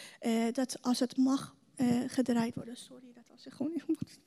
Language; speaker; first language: Dutch; non-native, learner; Persian